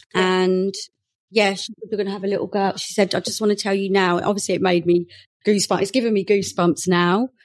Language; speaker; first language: English; native; English